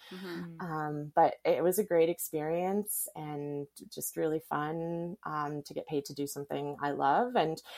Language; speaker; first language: English; native; English